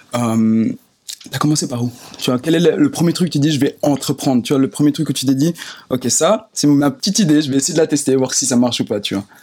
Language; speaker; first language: French; native; French